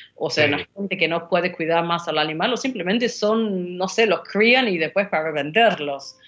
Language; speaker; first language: Spanish; non-native, fluent; English